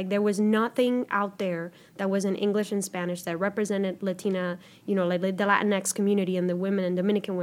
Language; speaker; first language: English; non-native, fluent; Spanish